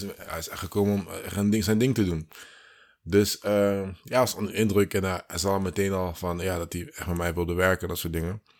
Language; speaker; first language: Dutch; early bilingual, other home language; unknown